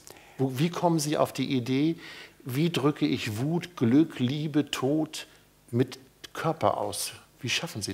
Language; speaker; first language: German; native; German